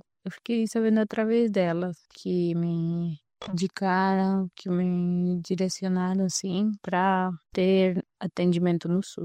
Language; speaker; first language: Portuguese; non-native, fluent; Spanish